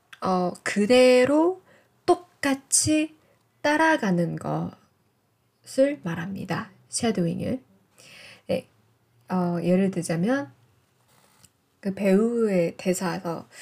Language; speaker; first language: Korean; non-native, fluent; English